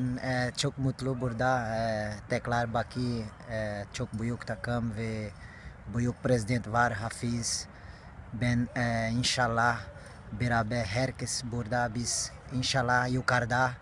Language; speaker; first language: Turkish; non-native, learner; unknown